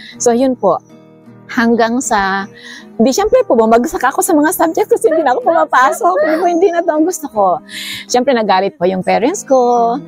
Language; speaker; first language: Filipino; non-native, local second language; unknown